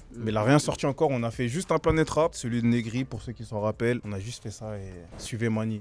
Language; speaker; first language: French; native; French